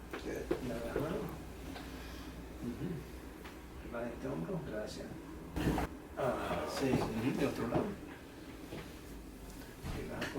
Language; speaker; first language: Spanish; early bilingual, heritage; English